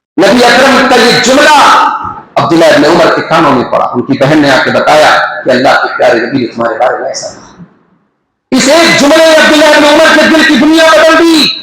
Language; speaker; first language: Urdu; native; Urdu